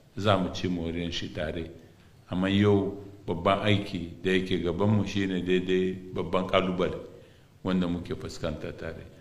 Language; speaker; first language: Hausa; non-native, local second language; Arabic